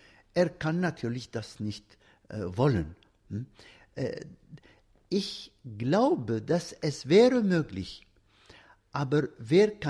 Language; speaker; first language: German; non-native, fluent; Arabic